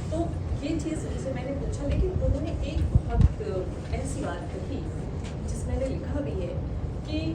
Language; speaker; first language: Hindi; native; Hindi